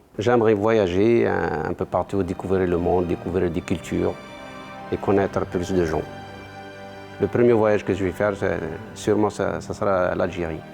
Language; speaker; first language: French; non-native, local second language; Kabyle